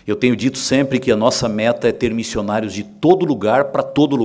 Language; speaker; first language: Portuguese; native; Portuguese